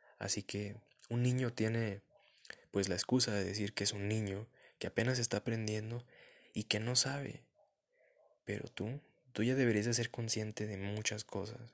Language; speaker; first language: Spanish; early bilingual, heritage; Spanish